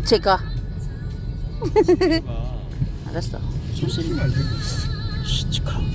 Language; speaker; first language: Korean; non-native, learner; Filipino